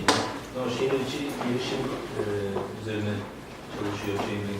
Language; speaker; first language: Turkish; native; Turkish